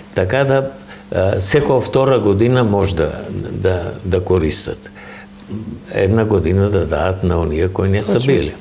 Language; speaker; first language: Macedonian; native; Macedonian